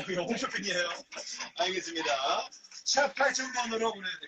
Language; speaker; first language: Korean; native; Korean